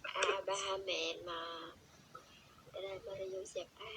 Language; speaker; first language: Indonesian; non-native, learner; Vietnamese